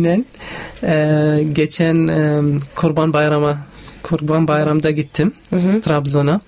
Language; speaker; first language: Turkish; non-native, learner; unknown